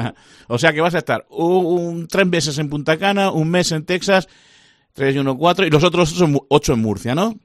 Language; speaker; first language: Spanish; native; Spanish